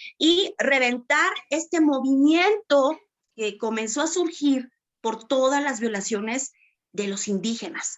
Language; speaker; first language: Spanish; native; Spanish